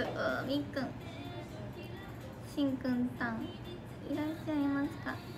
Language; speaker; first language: Japanese; native; Japanese